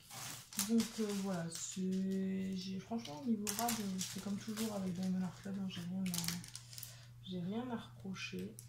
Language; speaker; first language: French; native; French